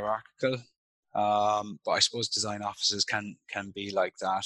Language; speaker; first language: English; native; English